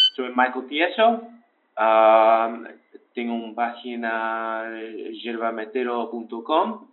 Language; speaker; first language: Spanish; early bilingual, heritage; English